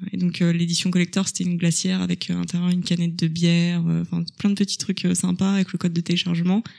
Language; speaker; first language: French; native; French